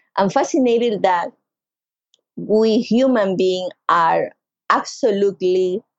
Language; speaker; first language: English; non-native, learner; Spanish